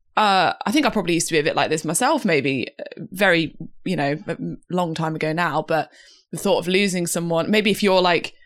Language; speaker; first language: English; native; English